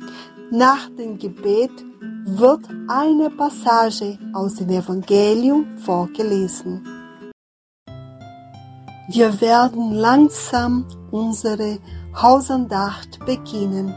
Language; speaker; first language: German; non-native, fluent; Portuguese